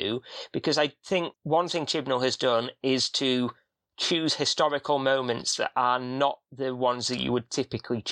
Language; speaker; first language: English; native; English